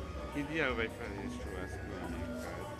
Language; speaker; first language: Portuguese; non-native, learner; Haitian Creole